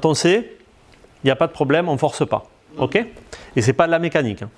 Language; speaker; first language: French; native; French